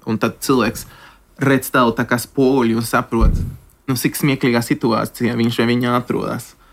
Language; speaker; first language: Latvian; non-native, fluent; Spanish